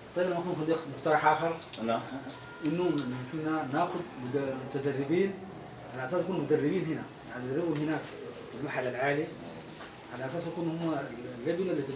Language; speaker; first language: Arabic; native; Arabic